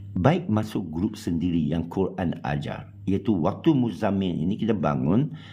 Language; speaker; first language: Malay; non-native, local second language; Chinese